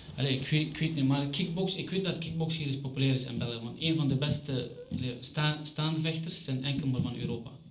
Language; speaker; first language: Dutch; non-native, fluent; Chechen